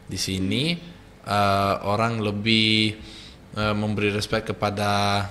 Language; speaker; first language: Indonesian; non-native, fluent; Italian